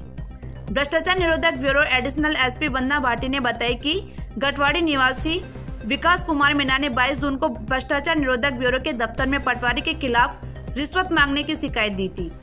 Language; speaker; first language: Hindi; native; Hindi